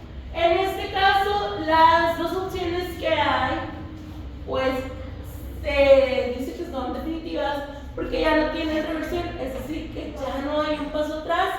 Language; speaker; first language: Spanish; native; Spanish